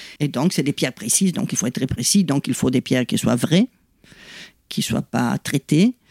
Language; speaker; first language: French; non-native, fluent; Italian